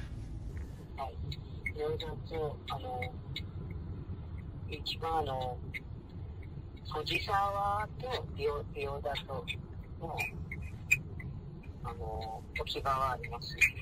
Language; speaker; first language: Japanese; non-native, learner; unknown